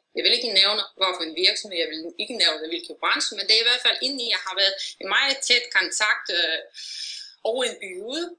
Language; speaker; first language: Danish; non-native, fluent; Russian